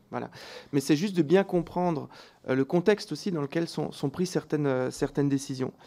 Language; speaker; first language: French; native; French